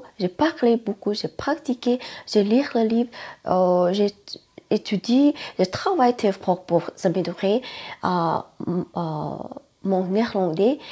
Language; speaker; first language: French; non-native, learner; Thai